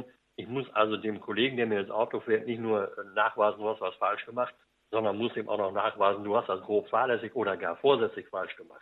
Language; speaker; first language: German; native; German